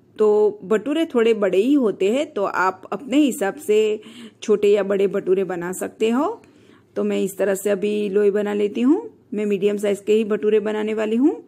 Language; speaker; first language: Hindi; non-native, local second language; Gujarati